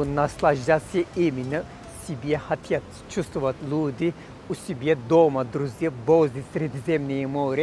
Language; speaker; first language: Russian; non-native, fluent; Turkish